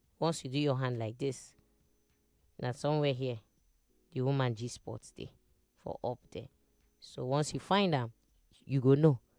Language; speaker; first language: Nigerian Pidgin; non-native, local second language; Igbo